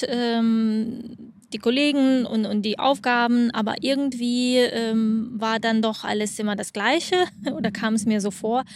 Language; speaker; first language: German; non-native, fluent; Lithuanian